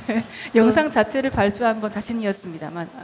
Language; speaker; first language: Korean; native; Korean